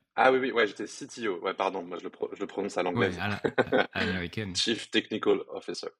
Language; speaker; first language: French; native; French